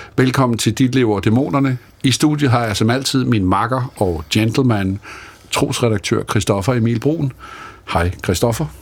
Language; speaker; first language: Danish; native; Danish